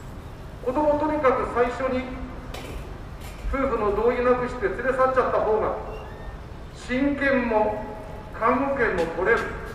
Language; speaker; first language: Japanese; native; Japanese